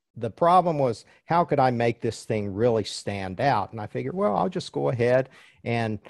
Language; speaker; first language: English; early bilingual, other home language; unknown